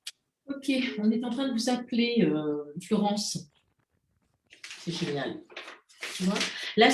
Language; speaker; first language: French; native; French